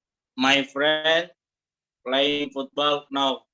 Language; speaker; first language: English; non-native, learner; Indonesian